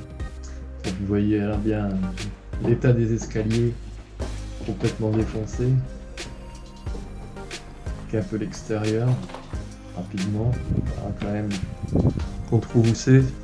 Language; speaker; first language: French; native; French